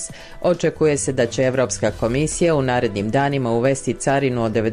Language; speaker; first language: Croatian; native; Croatian